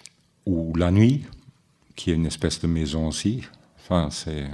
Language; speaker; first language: French; non-native, fluent; Portuguese